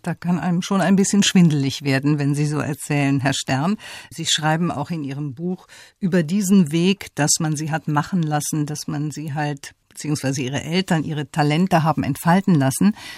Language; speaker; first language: German; native; German